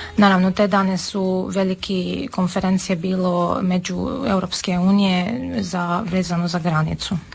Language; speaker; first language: Serbian; non-native, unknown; Armenian